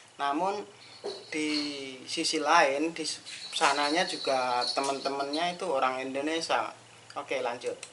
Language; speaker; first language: Indonesian; native; Indonesian